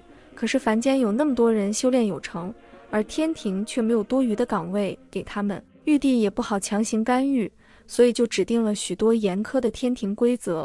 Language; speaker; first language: Chinese; native; Chinese